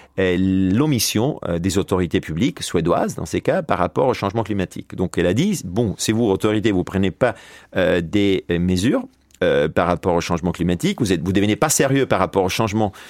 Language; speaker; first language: French; non-native, fluent; Italian